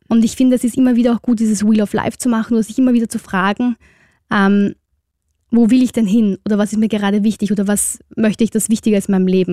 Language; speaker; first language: German; native; German